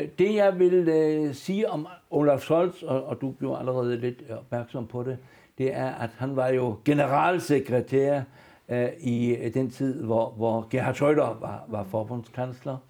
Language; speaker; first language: Danish; native; Danish